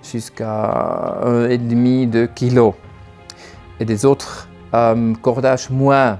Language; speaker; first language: French; non-native, learner; German